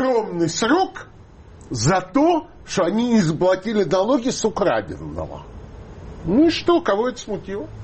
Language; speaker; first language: Russian; native; Russian